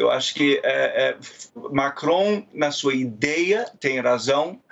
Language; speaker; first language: Portuguese; non-native, fluent; German